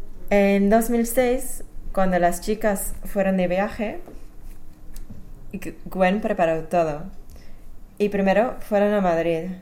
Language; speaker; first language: Spanish; non-native, fluent; English